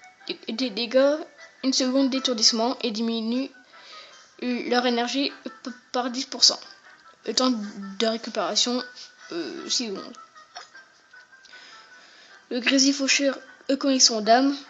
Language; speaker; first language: French; native; French